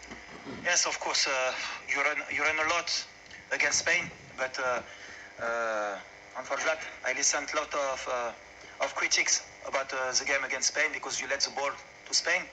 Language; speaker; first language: English; non-native, learner; French